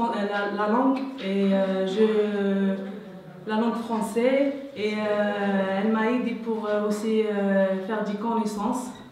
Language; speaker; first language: French; non-native, learner; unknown